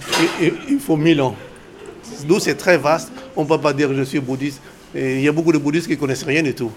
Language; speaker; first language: French; non-native, fluent; Vietnamese